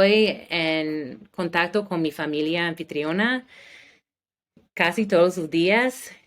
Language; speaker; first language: Spanish; non-native, learner; English